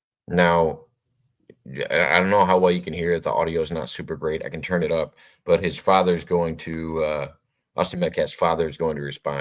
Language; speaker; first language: English; native; English